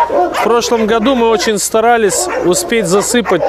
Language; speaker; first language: Russian; native; Russian